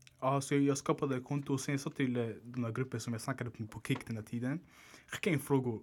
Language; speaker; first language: Swedish; early bilingual, other home language; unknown